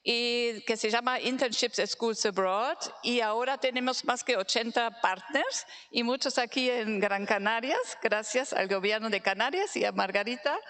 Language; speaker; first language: Spanish; non-native, fluent; German